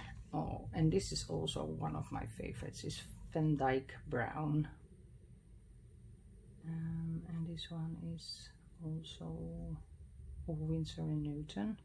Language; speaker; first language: English; non-native, fluent; Dutch